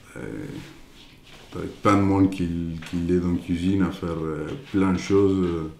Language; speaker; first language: French; non-native, fluent; Spanish